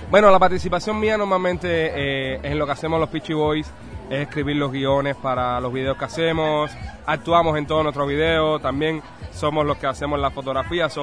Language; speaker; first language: Spanish; native; Spanish